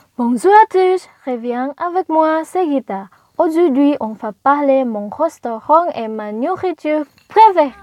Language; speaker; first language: French; non-native, learner; Indonesian